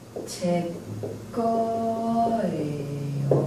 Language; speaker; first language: Korean; non-native, learner; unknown